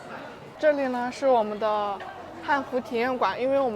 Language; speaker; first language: Chinese; native; Chinese